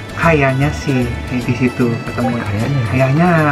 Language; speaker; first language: Indonesian; native; Indonesian